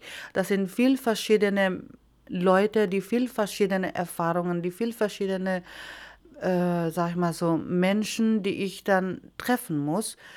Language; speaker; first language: German; non-native, fluent; Iloko